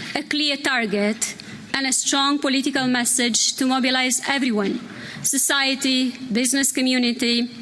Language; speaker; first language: German; non-native, fluent; Russian